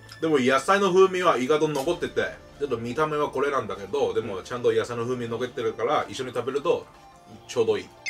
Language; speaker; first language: Japanese; native; Japanese